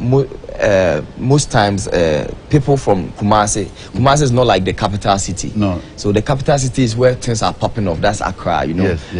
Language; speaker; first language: English; non-native, local second language; Akan